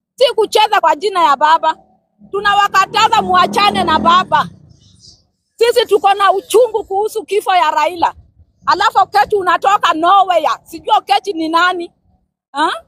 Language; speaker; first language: Swahili; non-native, local second language; Luo (Kenya and Tanzania)